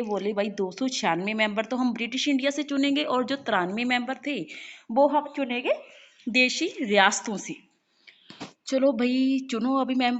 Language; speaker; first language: Hindi; non-native, local second language; Punjabi